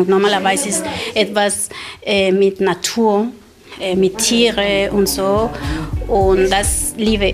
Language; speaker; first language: German; non-native, learner; Spanish